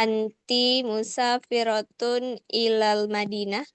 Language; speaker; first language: Arabic; non-native, learner; Indonesian